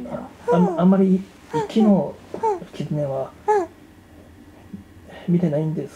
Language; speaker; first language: Japanese; non-native, fluent; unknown